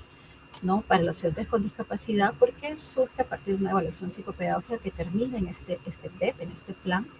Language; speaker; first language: Spanish; native; Spanish